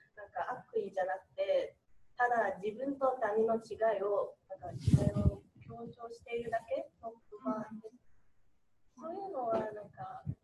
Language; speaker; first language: Japanese; non-native, fluent; Cantonese